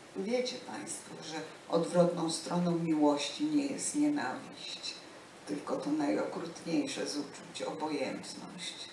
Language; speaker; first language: Polish; native; Polish